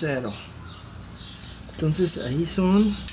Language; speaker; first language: Spanish; native; Spanish